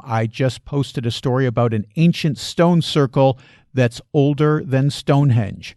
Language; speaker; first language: English; native; English